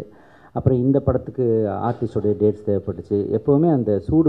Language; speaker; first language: Tamil; native; Tamil